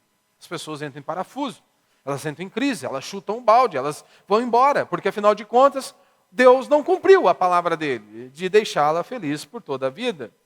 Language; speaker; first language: Portuguese; native; Portuguese